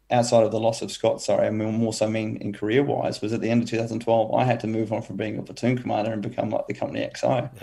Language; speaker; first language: English; native; English